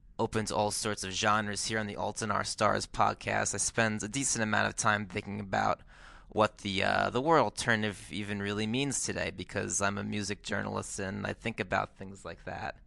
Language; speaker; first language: English; native; English